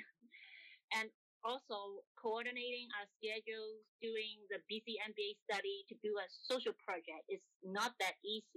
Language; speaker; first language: English; non-native, local second language; Cantonese